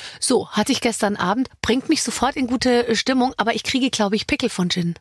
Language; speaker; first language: German; native; German